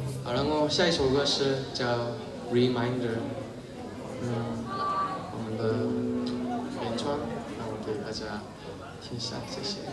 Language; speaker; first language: Chinese; non-native, fluent; Korean